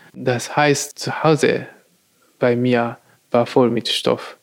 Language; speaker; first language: German; non-native, learner; Japanese